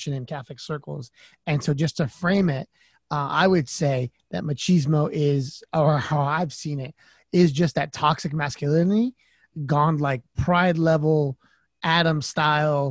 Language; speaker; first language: English; native; English